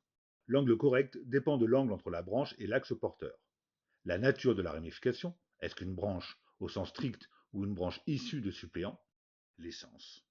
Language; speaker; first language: French; native; French